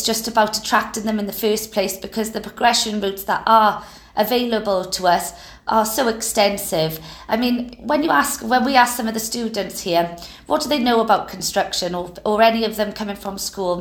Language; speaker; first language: English; native; English